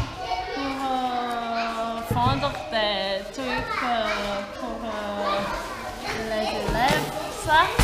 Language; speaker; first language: French; non-native, local second language; Malagasy